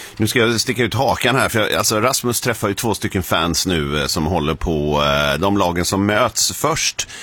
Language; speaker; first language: Swedish; native; Swedish